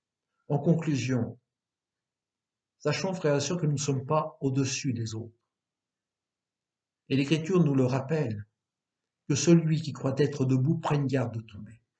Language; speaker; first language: French; native; French